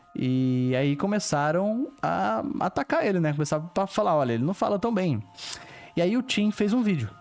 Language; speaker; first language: Portuguese; native; Portuguese